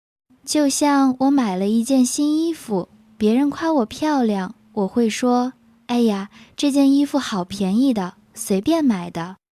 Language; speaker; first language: Chinese; native; Chinese